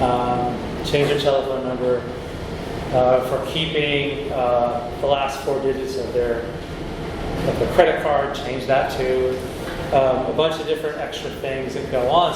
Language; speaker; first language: English; native; English